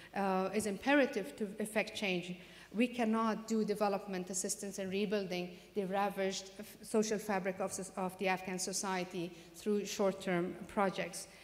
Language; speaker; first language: English; non-native, fluent; Persian